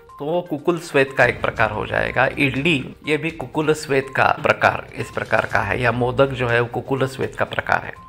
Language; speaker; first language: Hindi; non-native, local second language; Marathi